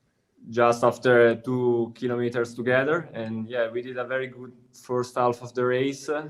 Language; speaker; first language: English; non-native, learner; Italian